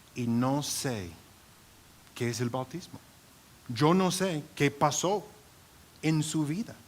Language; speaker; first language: Spanish; non-native, fluent; English